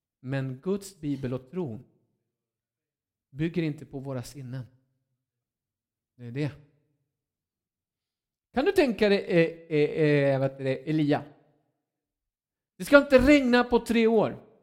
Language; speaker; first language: Swedish; non-native, fluent; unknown